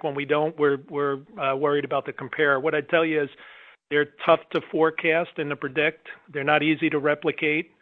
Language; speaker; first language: English; native; English